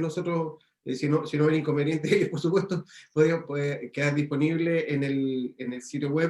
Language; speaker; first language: Spanish; native; Spanish